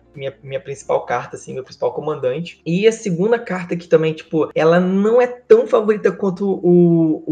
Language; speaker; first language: Portuguese; native; Portuguese